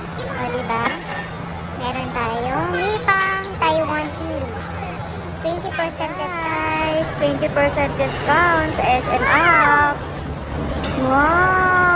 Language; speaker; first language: Filipino; native; Filipino